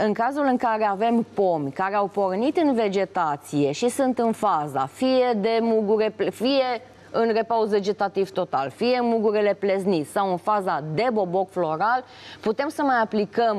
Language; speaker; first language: Romanian; native; Romanian